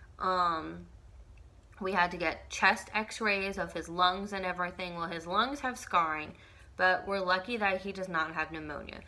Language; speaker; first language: English; native; English